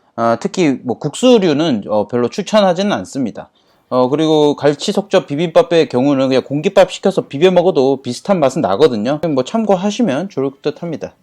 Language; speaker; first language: Korean; native; Korean